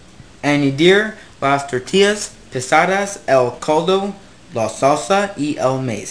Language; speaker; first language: Spanish; non-native, learner; English